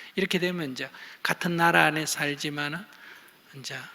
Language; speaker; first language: Korean; native; Korean